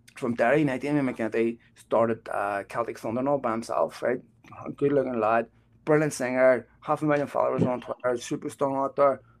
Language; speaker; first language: English; native; English